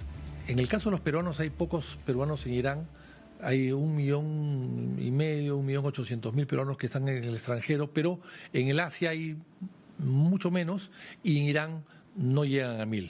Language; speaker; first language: Spanish; native; Spanish